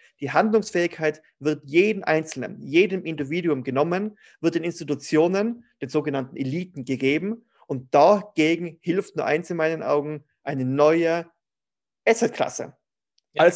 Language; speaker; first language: German; native; German